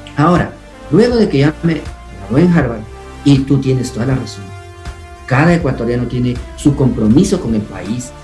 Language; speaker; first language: Spanish; non-native, local second language; Quechua